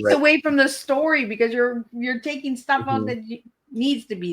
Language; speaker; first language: English; native; English